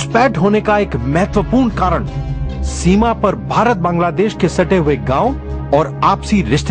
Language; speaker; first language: Hindi; native; Hindi